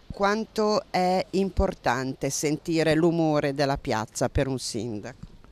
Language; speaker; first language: Italian; native; Italian